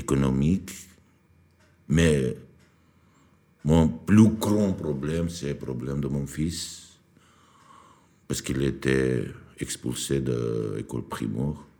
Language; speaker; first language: French; non-native, learner; Georgian